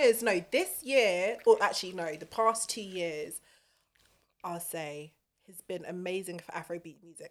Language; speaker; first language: English; native; English